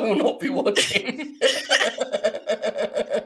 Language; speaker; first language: English; native; English